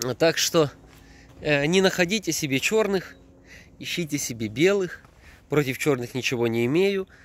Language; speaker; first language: Russian; native; Russian